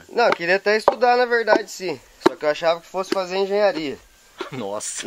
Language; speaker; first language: Portuguese; native; Portuguese